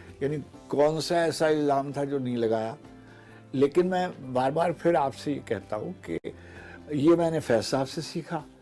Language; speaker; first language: Urdu; native; Urdu